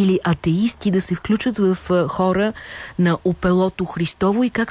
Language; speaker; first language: Bulgarian; native; Bulgarian